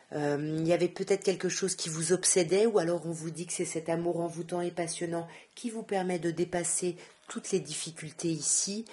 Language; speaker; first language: French; native; French